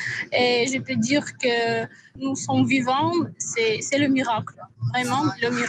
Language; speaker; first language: French; non-native, fluent; Russian